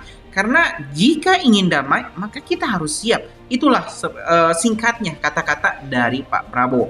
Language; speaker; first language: Indonesian; native; Indonesian